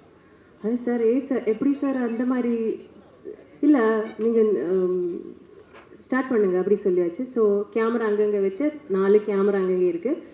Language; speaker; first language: Tamil; non-native, learner; Malayalam